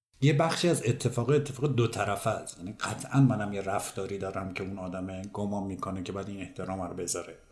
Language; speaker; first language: Persian; native; Persian